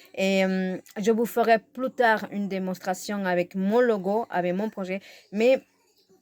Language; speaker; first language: French; non-native, fluent; Spanish